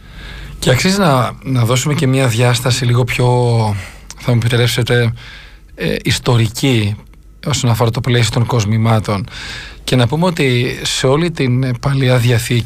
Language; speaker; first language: Greek; native; Greek